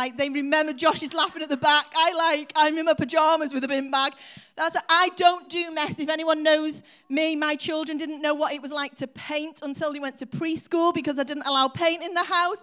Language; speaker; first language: English; native; English